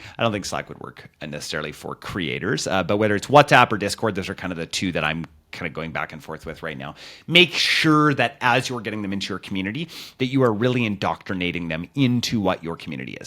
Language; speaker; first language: English; native; English